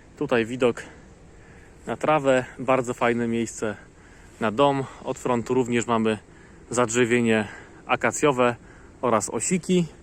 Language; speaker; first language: Polish; native; Polish